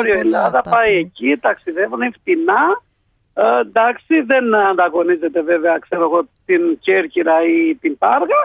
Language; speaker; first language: Greek; non-native, fluent; Albanian